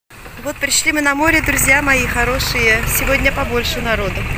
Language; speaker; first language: Russian; native; Russian